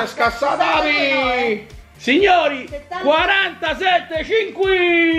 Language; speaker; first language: Italian; native; Italian